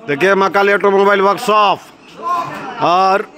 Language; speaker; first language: Hindi; non-native, local second language; Bangla